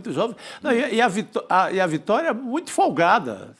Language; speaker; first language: Portuguese; native; Portuguese